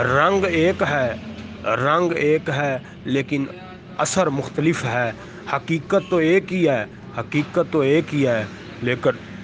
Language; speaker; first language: Urdu; non-native, local second language; Punjabi